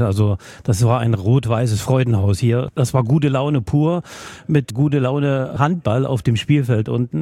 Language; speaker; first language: German; native; German